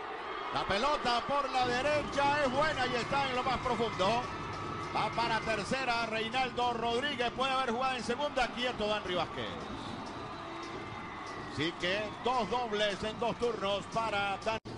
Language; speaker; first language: Spanish; native; Spanish